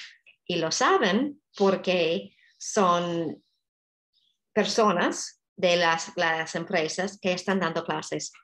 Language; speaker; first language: Spanish; non-native, fluent; English